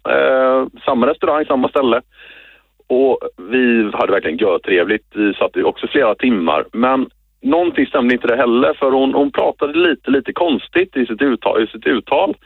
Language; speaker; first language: Swedish; native; Swedish